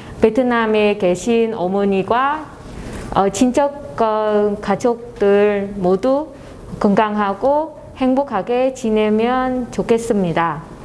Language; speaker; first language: Korean; non-native, fluent; Vietnamese